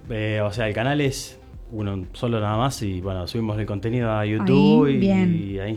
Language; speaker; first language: Spanish; native; Spanish